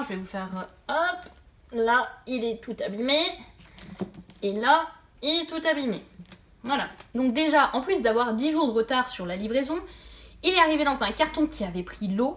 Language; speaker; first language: French; native; French